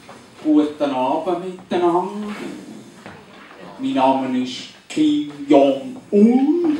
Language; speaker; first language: German; native; German